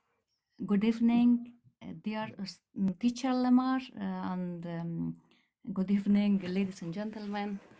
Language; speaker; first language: English; non-native, learner; Persian